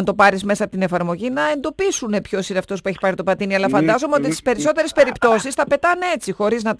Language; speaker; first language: Greek; native; Greek